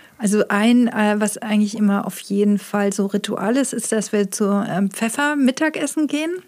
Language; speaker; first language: German; native; German